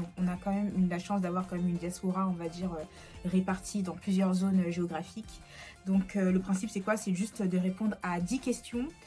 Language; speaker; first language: French; early bilingual, other home language; Lingala